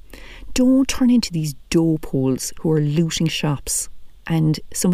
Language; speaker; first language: English; native; English